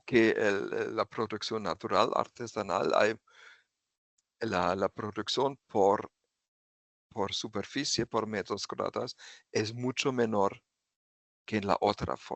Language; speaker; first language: Spanish; non-native, fluent; German